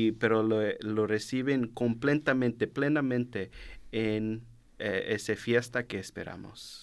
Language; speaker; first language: Spanish; early bilingual, heritage; Spanish